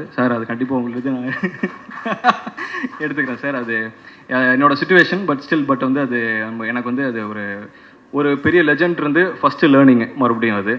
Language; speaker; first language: Tamil; native; Tamil